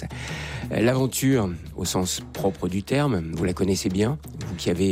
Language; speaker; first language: French; native; French